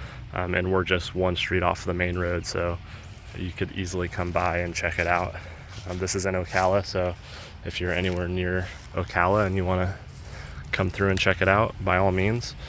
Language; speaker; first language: English; native; English